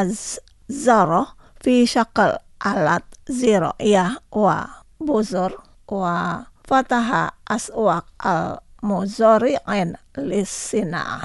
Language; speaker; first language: Arabic; non-native, fluent; Indonesian